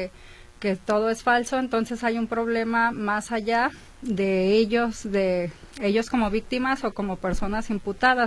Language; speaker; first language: Spanish; native; Spanish